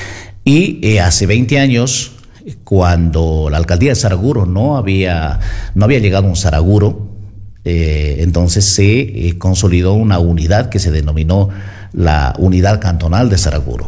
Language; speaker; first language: Spanish; native; Spanish